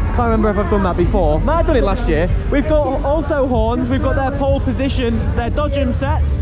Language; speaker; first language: English; native; English